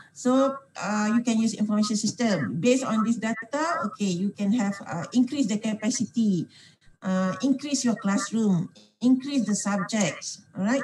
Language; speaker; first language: English; non-native, local second language; Malay